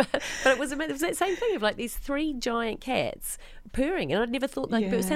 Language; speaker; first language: English; native; English